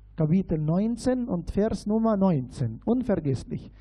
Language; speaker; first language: German; non-native, fluent; Arabic